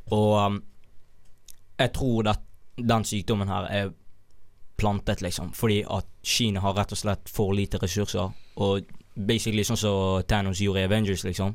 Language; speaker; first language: Norwegian; early bilingual, other home language; Somali